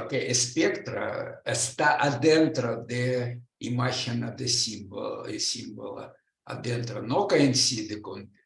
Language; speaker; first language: Spanish; non-native, learner; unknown